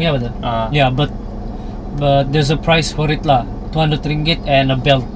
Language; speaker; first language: English; non-native, local second language; Malay